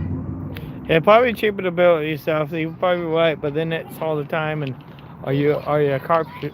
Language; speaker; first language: English; native; English